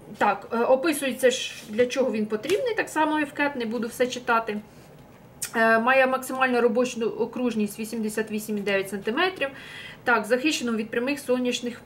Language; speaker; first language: Ukrainian; non-native, local second language; Russian